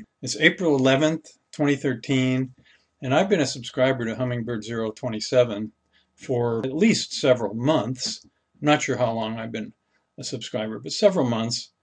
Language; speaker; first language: English; native; English